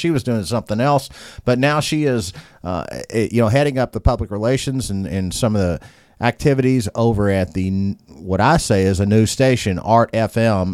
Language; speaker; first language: English; native; English